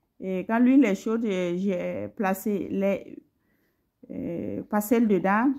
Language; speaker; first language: French; non-native, local second language; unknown